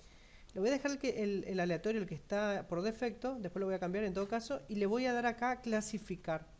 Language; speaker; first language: Spanish; native; Spanish